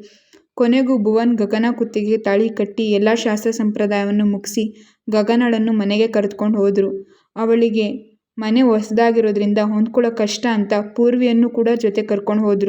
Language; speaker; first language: Kannada; native; Kannada